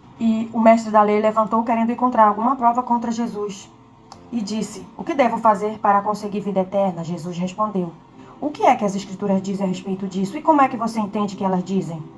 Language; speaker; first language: Portuguese; native; Portuguese